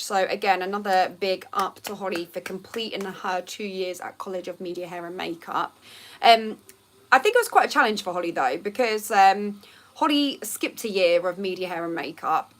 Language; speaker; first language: English; native; English